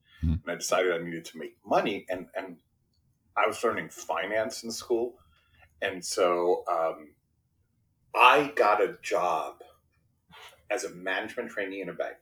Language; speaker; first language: English; early bilingual, other home language; Spanish